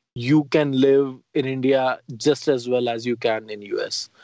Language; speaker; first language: English; non-native, local second language; Hindi